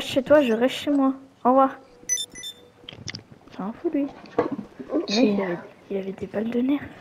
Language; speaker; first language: French; native; French